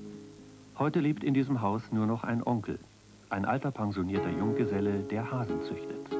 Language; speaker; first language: German; native; German